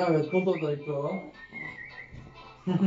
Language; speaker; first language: French; native; French